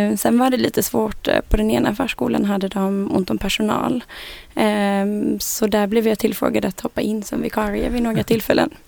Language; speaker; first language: Swedish; native; Swedish